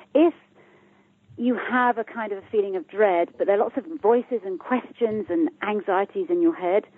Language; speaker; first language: English; native; English